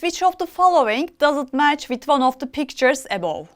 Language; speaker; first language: English; non-native, fluent; Turkish